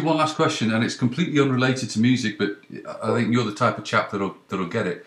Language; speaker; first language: English; native; English